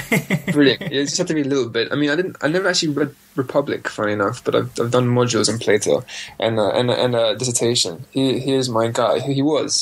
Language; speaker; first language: English; native; English